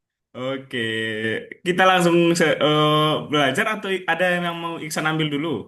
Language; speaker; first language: Indonesian; native; Indonesian